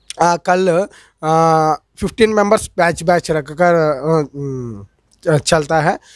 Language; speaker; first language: Hindi; non-native, local second language; Telugu